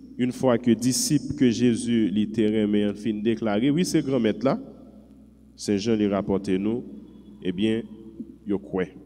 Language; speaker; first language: French; non-native, local second language; Haitian Creole